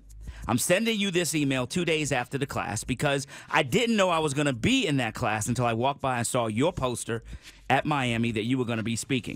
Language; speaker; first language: English; native; English